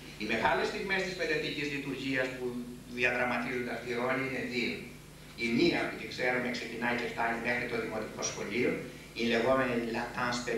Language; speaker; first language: Greek; native; Greek